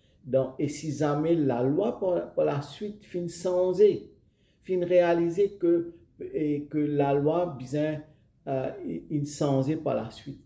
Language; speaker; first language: French; non-native, local second language; Morisyen